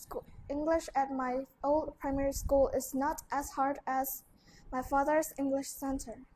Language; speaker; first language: English; non-native, learner; Vietnamese